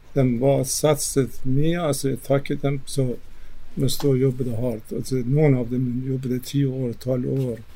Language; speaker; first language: Norwegian; non-native, fluent; Persian